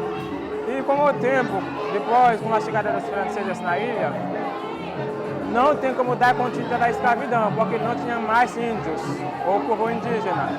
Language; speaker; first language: Portuguese; non-native, fluent; Haitian Creole